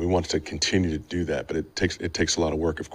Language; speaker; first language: English; native; English